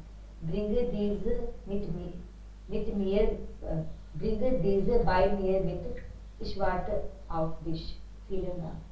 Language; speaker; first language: German; non-native, learner; Hindi